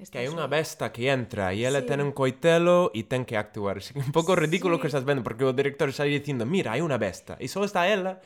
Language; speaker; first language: Galician; non-native, fluent; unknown